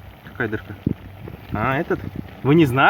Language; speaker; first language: Russian; non-native, learner; Mongolian